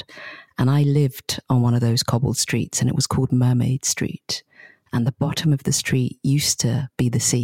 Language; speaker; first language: English; native; English